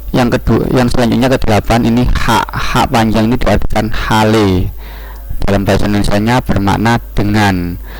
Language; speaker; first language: Indonesian; non-native, local second language; Javanese